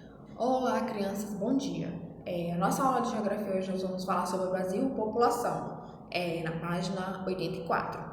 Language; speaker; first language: Portuguese; native; Portuguese